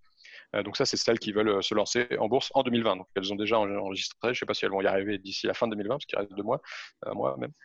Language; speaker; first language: French; native; French